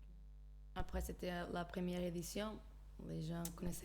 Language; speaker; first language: French; non-native, fluent; Portuguese